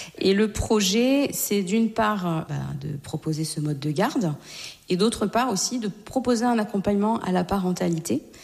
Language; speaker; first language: French; native; French